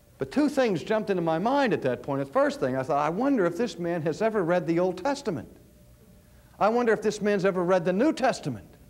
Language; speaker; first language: English; native; English